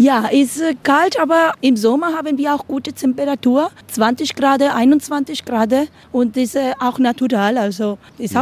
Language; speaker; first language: German; non-native, learner; Spanish